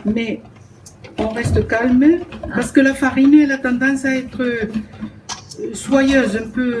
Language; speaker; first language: French; native; French